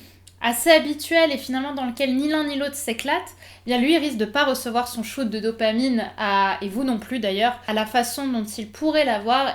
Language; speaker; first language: French; native; French